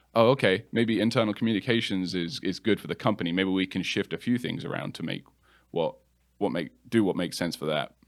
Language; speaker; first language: English; native; English